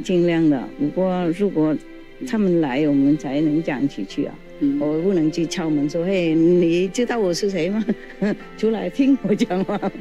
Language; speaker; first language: Chinese; non-native, fluent; Vietnamese